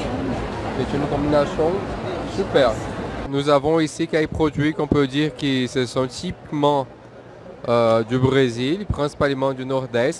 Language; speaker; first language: French; non-native, fluent; Portuguese